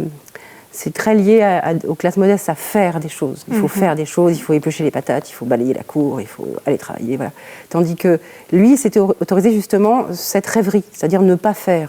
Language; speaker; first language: French; native; French